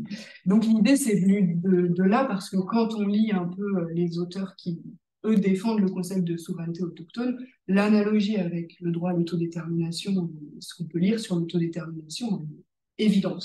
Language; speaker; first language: French; native; French